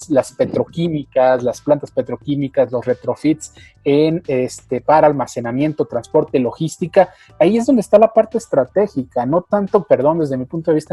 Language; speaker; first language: Spanish; native; Spanish